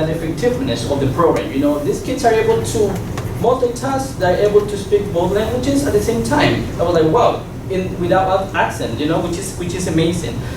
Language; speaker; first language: English; non-native, fluent; Spanish